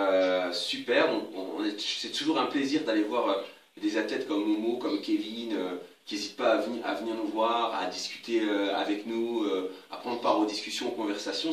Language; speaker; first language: French; native; French